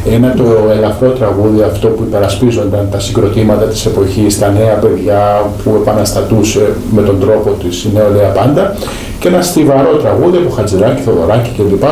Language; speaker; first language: Greek; native; Greek